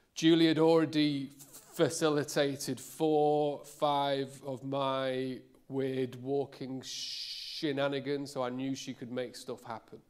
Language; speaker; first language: English; native; English